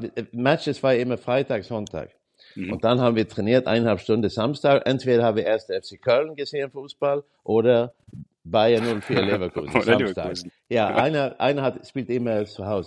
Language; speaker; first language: German; non-native, learner; Swedish